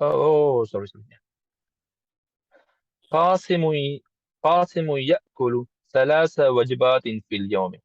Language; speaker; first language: Arabic; non-native, learner; English